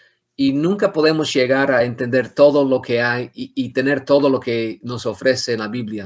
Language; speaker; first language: Spanish; non-native, fluent; English